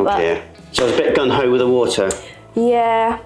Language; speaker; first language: English; native; English